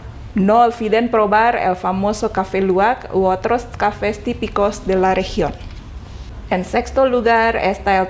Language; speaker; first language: Spanish; non-native, fluent; Indonesian